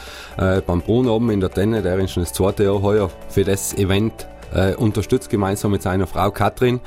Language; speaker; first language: German; native; German